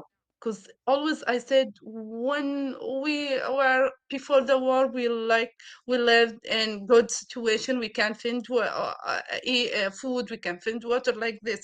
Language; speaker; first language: English; non-native, learner; Arabic